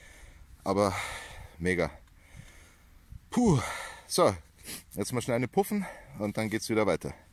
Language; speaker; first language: German; native; German